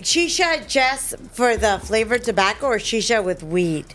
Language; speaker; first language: English; native; English